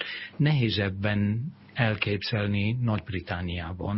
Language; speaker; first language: Hungarian; non-native, fluent; English